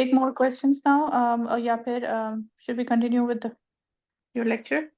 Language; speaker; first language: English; non-native, local second language; Urdu